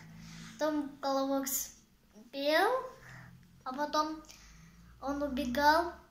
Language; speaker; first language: Russian; non-native, learner; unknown